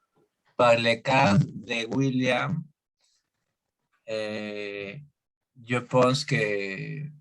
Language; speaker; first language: French; non-native, learner; Spanish